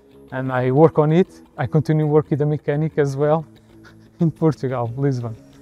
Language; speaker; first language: English; non-native, learner; Portuguese